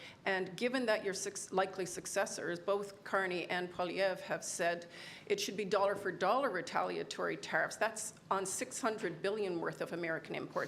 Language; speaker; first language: English; native; English